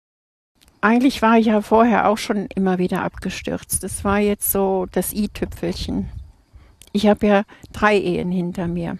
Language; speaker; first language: German; native; German